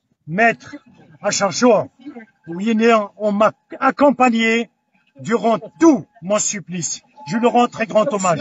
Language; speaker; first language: French; non-native, local second language; Kabyle